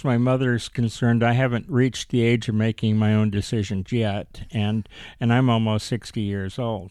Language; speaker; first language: English; native; English